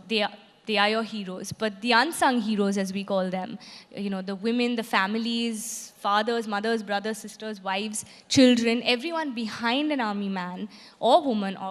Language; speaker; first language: English; non-native, local second language; Hindi